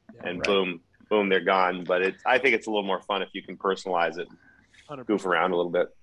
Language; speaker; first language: English; native; English